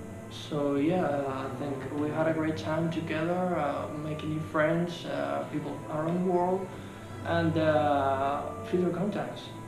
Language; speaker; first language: English; non-native, fluent; Spanish